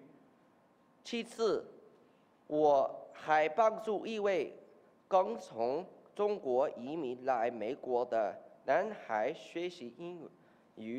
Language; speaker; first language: Chinese; non-native, learner; English